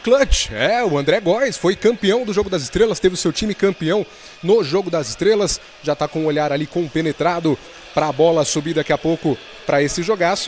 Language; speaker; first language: Portuguese; native; Portuguese